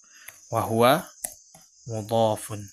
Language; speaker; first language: Arabic; non-native, fluent; Indonesian